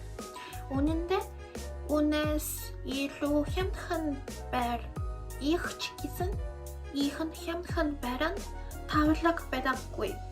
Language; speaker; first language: Mongolian; non-native, fluent; Spanish